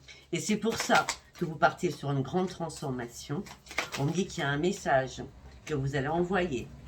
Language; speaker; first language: French; native; French